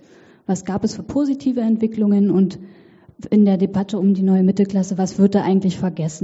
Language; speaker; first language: German; native; German